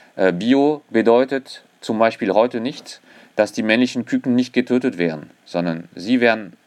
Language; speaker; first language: German; non-native, fluent; French